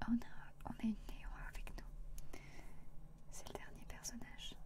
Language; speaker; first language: French; native; French